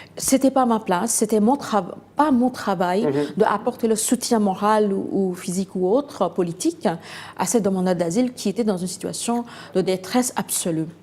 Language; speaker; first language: French; non-native, fluent; Bangla